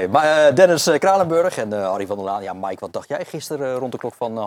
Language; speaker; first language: Dutch; native; Dutch